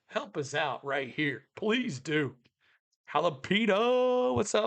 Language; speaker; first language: English; native; English